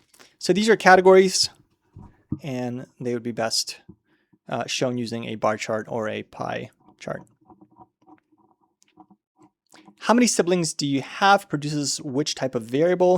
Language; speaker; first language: English; native; English